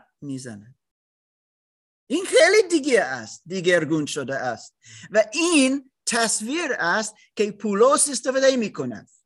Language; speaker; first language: Persian; non-native, learner; English